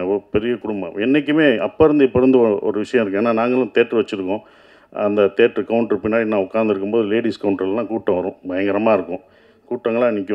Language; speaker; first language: Tamil; native; Tamil